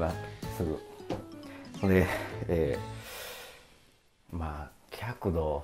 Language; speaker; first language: Japanese; native; Japanese